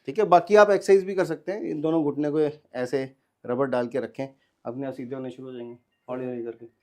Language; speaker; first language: Hindi; non-native, local second language; Punjabi